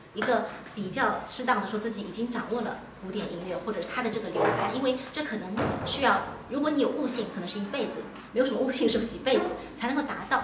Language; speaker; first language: Chinese; native; Chinese